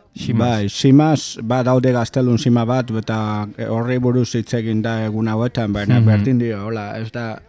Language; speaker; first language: Basque; non-native, learner; English